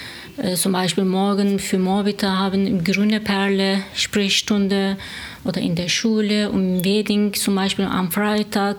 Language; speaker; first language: German; non-native, learner; Turkish